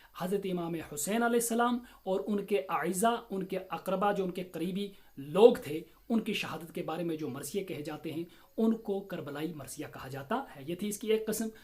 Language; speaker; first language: Urdu; non-native, local second language; Kashmiri